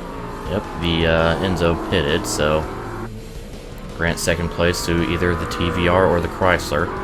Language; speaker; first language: English; native; English